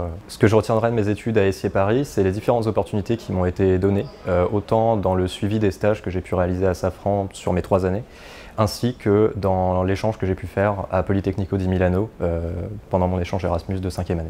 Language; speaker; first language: French; native; French